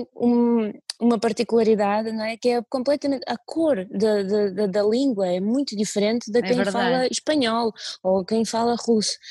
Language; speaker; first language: Portuguese; non-native, fluent; Russian